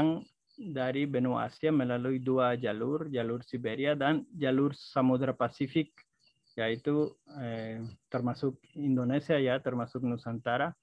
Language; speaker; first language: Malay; non-native, fluent; Spanish